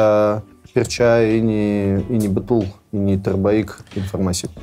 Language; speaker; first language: Indonesian; non-native, learner; Russian